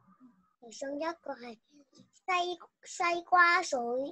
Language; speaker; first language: Chinese; non-native, learner; Vietnamese